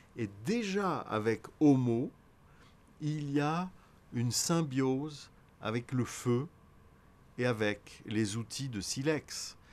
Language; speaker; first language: French; native; French